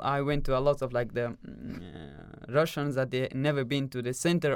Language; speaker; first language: English; non-native, learner; Persian